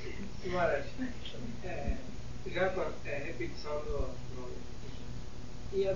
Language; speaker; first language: Spanish; non-native, learner; Portuguese